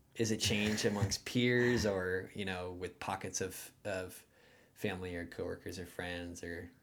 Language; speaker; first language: English; native; English